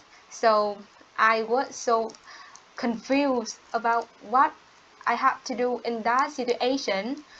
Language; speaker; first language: English; non-native, learner; Vietnamese